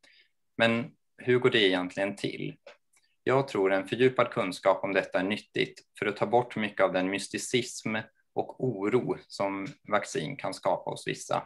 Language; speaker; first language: Swedish; native; Swedish